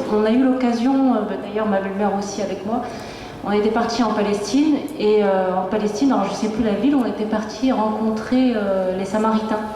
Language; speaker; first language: French; native; French